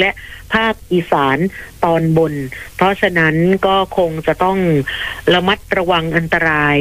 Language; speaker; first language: Thai; native; Thai